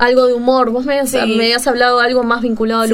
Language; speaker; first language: Spanish; native; Spanish